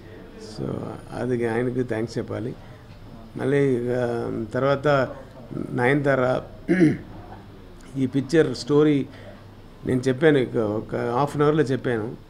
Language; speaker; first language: Telugu; non-native, learner; Tamil